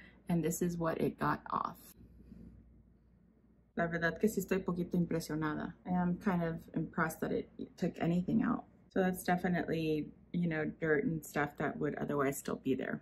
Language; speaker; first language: English; early bilingual, other home language; Spanish